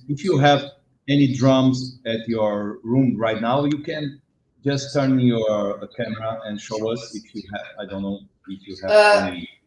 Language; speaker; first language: English; non-native, learner; Portuguese